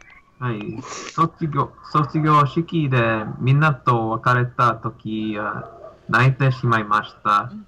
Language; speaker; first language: Japanese; non-native, learner; English